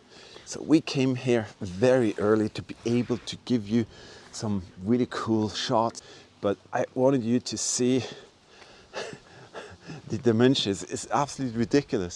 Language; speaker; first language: English; non-native, fluent; Norwegian